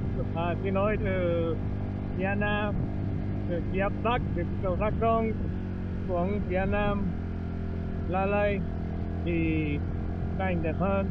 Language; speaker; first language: Vietnamese; non-native, fluent; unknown